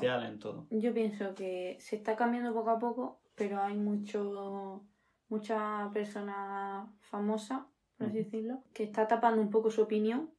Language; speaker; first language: Spanish; native; Spanish